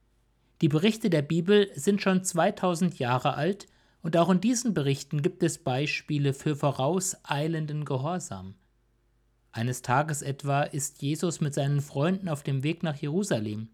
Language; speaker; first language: German; native; German